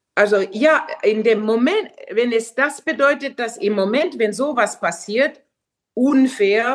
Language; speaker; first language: German; non-native, fluent; Finnish